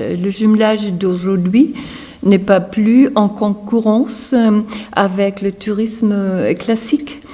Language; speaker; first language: French; non-native, fluent; German